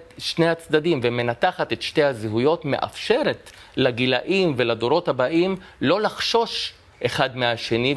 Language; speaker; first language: Hebrew; non-native, local second language; Arabic